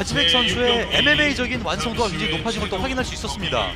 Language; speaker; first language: Korean; native; Korean